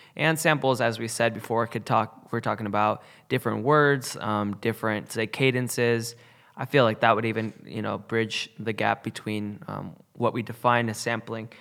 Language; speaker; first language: English; native; English